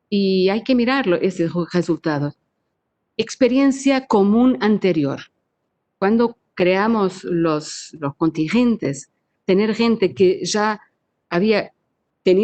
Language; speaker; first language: Spanish; non-native, fluent; Portuguese